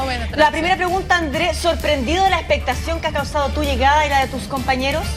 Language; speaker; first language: Spanish; native; Spanish